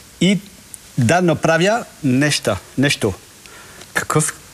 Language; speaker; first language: Bulgarian; non-native, learner; French